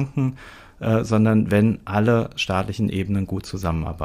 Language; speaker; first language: German; native; German